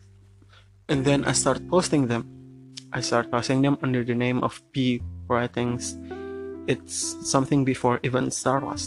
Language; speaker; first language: English; non-native, fluent; Indonesian